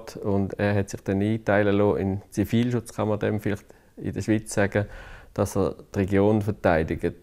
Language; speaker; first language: German; native; German